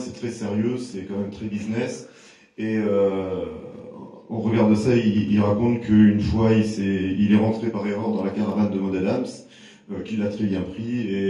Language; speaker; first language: French; native; French